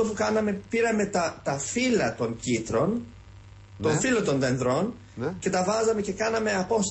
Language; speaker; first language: Greek; early bilingual, heritage; Greek